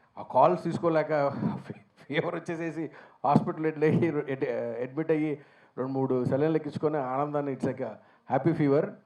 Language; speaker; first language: Telugu; native; Telugu